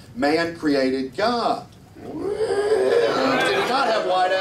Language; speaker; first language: English; native; English